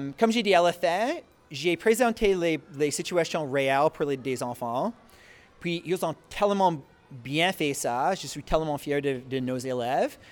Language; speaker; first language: French; non-native, local second language; English